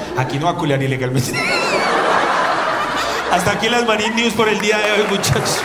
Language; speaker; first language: Spanish; native; Spanish